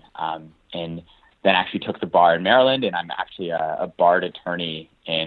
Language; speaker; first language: English; native; English